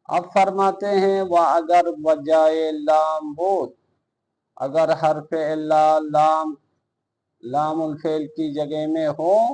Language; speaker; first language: Urdu; non-native, local second language; Balti